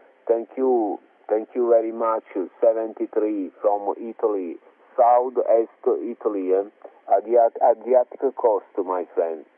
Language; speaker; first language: English; non-native, learner; Italian